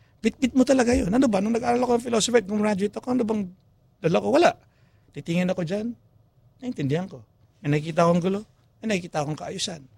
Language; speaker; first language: Filipino; non-native, local second language; Pampanga